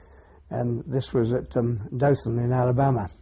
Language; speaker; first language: English; native; English